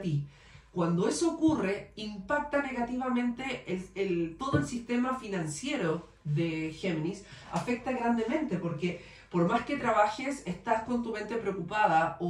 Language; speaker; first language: Spanish; native; Spanish